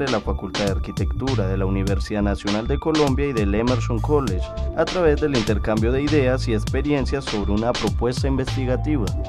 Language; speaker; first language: Spanish; native; Spanish